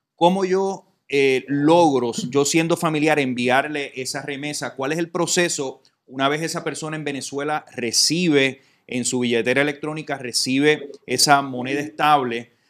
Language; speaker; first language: Spanish; native; Spanish